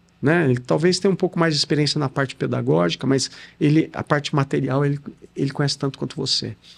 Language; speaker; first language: Portuguese; native; Portuguese